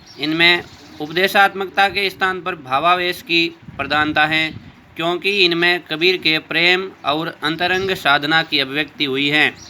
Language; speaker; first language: Hindi; native; Hindi